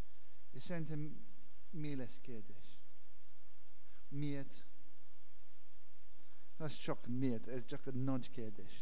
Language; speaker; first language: Hungarian; non-native, learner; English